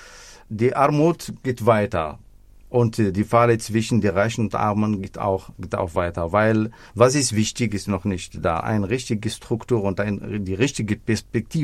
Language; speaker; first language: German; non-native, fluent; Arabic